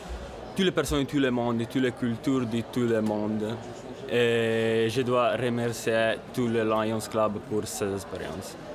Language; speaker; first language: French; non-native, learner; Italian